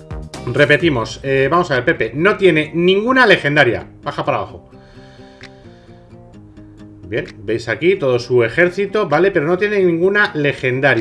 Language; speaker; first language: Spanish; native; Spanish